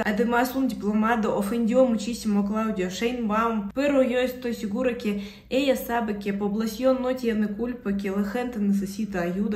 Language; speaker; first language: Spanish; non-native, fluent; Russian